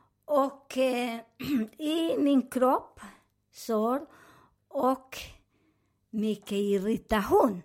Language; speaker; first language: Swedish; non-native, learner; Spanish